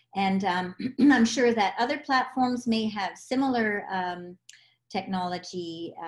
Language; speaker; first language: English; native; English